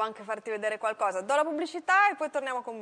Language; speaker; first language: Italian; native; Italian